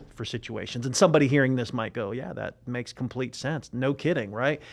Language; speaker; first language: English; native; English